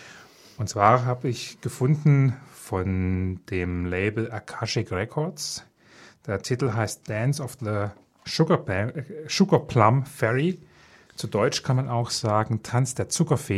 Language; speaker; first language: German; native; German